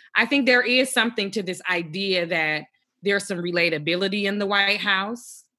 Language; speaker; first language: English; native; English